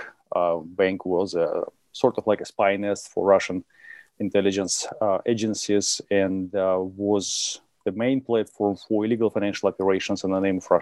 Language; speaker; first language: English; non-native, fluent; Russian